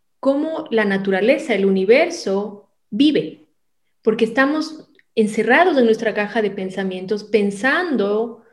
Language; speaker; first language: Spanish; native; Spanish